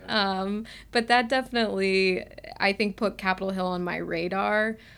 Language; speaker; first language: English; native; English